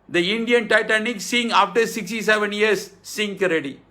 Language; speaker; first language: English; non-native, local second language; Tamil